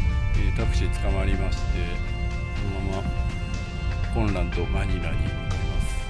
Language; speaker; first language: Japanese; native; Japanese